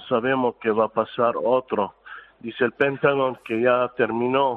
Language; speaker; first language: Spanish; non-native, fluent; Arabic